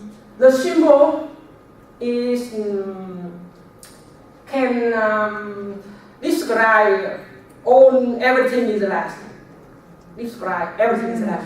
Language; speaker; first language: English; non-native, learner; Vietnamese